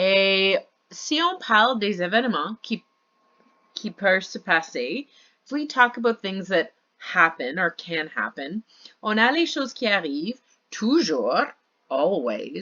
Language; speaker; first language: French; non-native, fluent; English